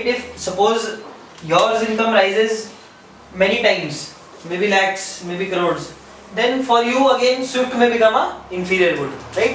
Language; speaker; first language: English; non-native, local second language; Hindi